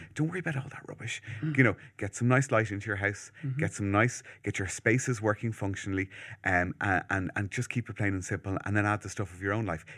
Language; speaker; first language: English; native; English